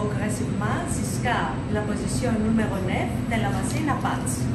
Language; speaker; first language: French; non-native, learner; Greek